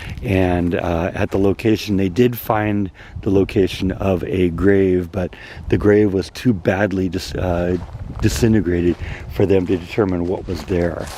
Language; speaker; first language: English; native; English